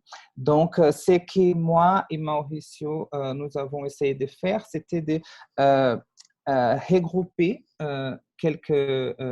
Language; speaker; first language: French; non-native, fluent; Portuguese